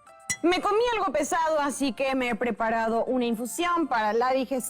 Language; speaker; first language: Spanish; native; Spanish